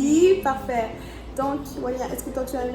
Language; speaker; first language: French; native; French